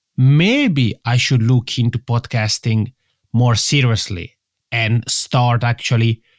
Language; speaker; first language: English; non-native, fluent; Italian